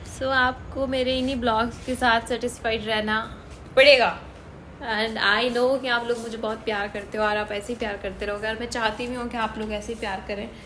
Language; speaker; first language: Hindi; native; Hindi